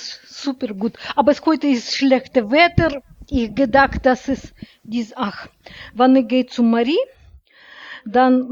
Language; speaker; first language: German; non-native, learner; Russian